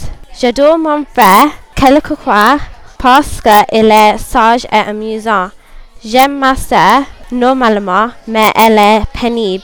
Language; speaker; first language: French; non-native, learner; English